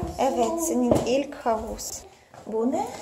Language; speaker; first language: Turkish; non-native, learner; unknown